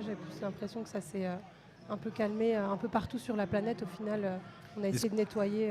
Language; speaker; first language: French; native; French